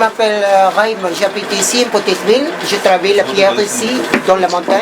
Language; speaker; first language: French; non-native, learner; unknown